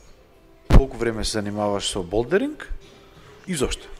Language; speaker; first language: Macedonian; native; Macedonian